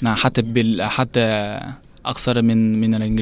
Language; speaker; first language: Arabic; non-native, learner; Chinese